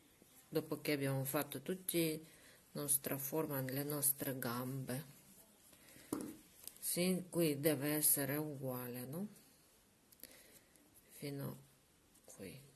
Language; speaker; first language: Italian; non-native, learner; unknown